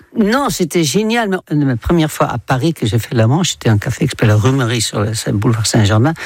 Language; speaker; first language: French; non-native, fluent; Dutch